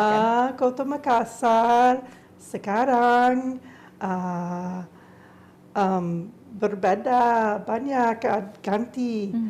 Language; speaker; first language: Indonesian; non-native, learner; English